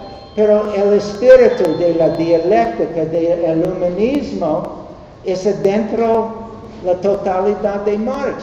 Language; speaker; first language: Spanish; non-native, learner; English